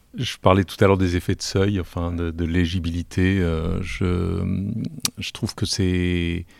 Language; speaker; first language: French; native; French